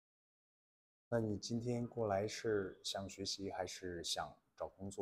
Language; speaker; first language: Chinese; native; Chinese